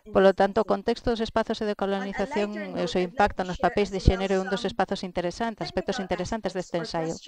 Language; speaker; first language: Galician; non-native, fluent; Filipino